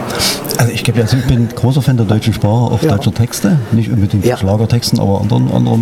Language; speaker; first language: German; native; German